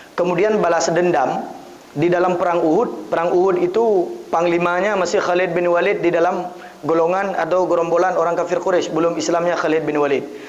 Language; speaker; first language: Malay; non-native, local second language; Achinese